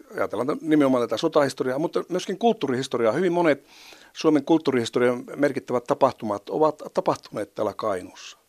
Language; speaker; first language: Finnish; native; Finnish